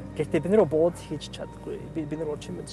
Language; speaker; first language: Mongolian; non-native, learner; English